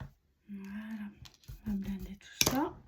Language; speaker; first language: French; native; French